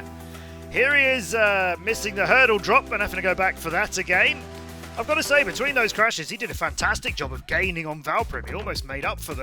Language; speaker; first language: English; native; English